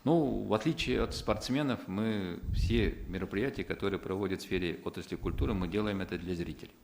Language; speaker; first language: Russian; native; Russian